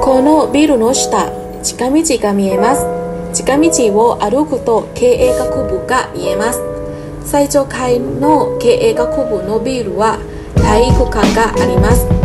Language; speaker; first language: Japanese; non-native, learner; Thai